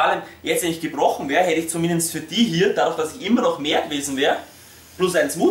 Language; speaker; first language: German; native; German